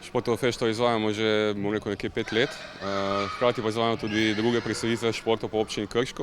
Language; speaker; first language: Slovenian; native; Slovenian